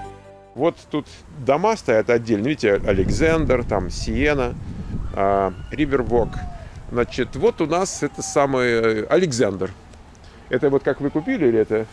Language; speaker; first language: Russian; native; Russian